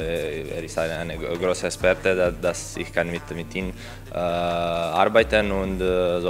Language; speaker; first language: German; non-native, learner; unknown